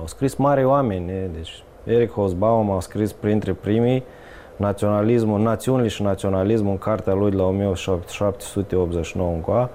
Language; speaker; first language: Romanian; native; Romanian